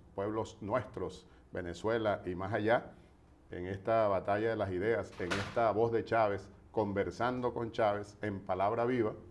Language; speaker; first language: Spanish; native; Spanish